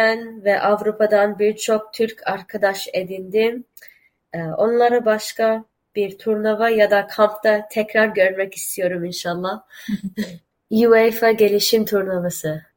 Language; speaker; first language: Turkish; early bilingual, heritage; Turkish